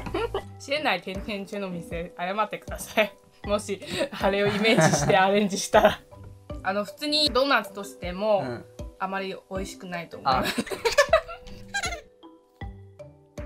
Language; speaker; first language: Japanese; non-native, learner; Chinese